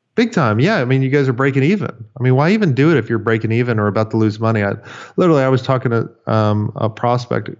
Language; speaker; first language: English; native; English